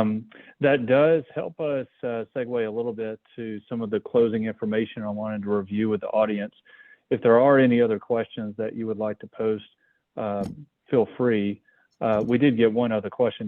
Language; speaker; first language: English; native; English